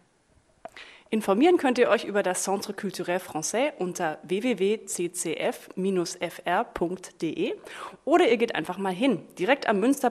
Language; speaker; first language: German; native; German